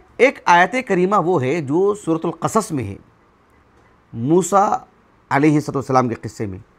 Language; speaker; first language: Urdu; native; Urdu